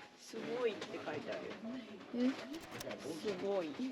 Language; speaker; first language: Japanese; native; Japanese